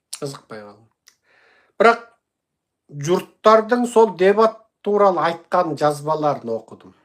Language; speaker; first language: Kazakh; native; Kazakh